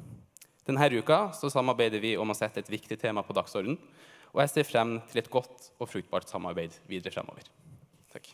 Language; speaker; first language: Norwegian; native; Norwegian